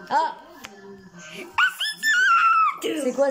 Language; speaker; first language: French; native; French